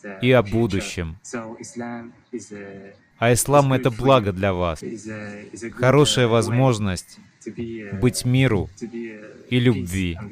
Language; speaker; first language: Russian; non-native, fluent; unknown